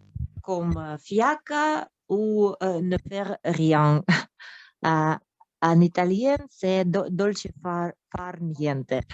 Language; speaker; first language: French; non-native, learner; Russian